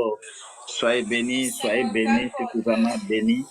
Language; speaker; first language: French; non-native, local second language; Ewe